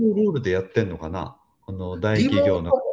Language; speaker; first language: Japanese; native; Japanese